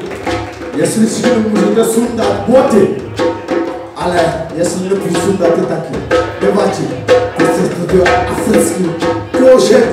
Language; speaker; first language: Czech; non-native, learner; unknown